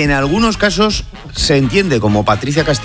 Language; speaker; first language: Spanish; native; Spanish